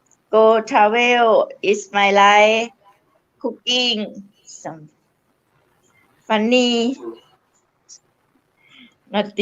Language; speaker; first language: English; non-native, learner; Thai